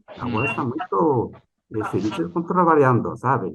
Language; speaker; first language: Portuguese; non-native, fluent; Japanese